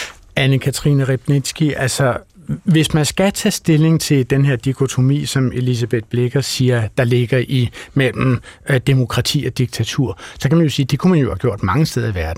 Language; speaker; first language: Danish; native; Danish